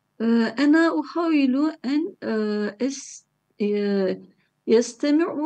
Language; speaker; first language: Arabic; non-native, learner; Turkish